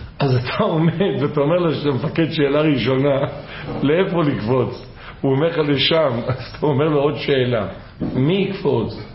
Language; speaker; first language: Hebrew; native; Hebrew